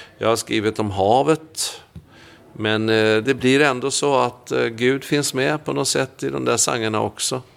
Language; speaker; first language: Swedish; native; Swedish